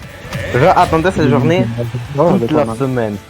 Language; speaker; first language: French; non-native, learner; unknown